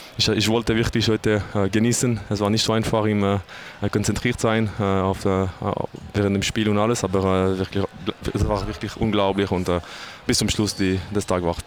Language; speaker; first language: German; non-native, local second language; French